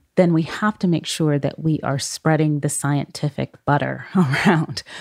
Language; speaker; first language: English; native; English